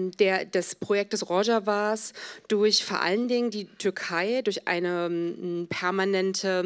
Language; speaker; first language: German; native; German